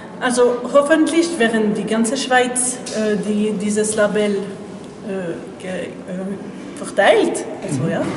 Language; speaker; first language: German; non-native, local second language; French